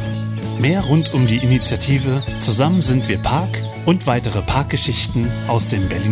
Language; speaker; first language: German; native; German